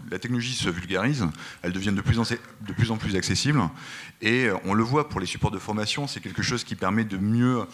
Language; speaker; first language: French; native; French